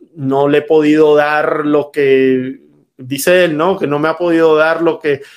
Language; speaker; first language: Spanish; native; Spanish